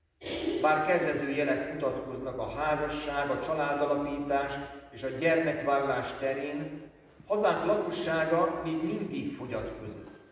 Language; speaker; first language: Hungarian; native; Hungarian